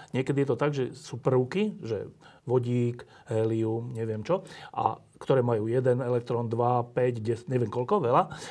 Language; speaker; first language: Slovak; native; Slovak